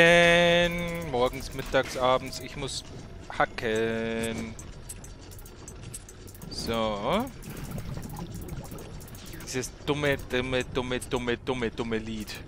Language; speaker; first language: German; native; German